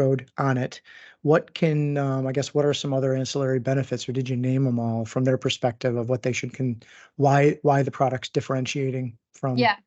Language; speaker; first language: English; native; English